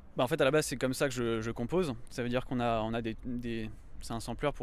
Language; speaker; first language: French; native; French